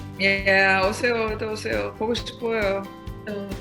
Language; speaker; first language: Korean; non-native, fluent; English